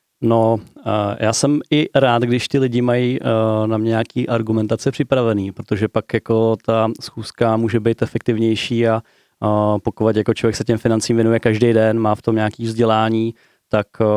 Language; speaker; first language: Czech; native; Czech